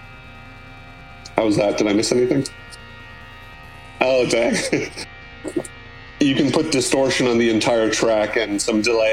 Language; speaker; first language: English; native; English